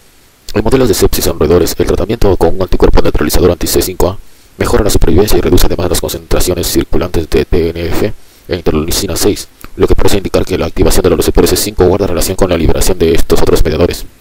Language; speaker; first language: Spanish; native; Spanish